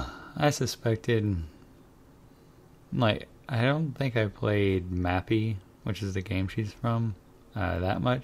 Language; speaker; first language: English; native; English